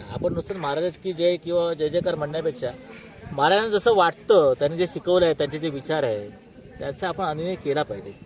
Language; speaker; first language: Marathi; native; Marathi